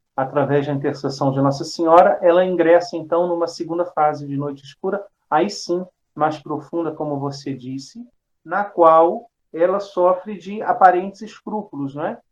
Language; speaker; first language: Portuguese; native; Portuguese